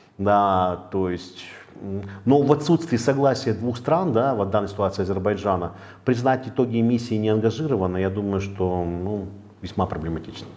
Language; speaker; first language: Russian; native; Russian